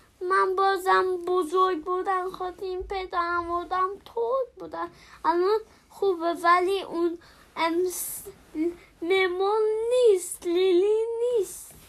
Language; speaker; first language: Persian; early bilingual, heritage; Persian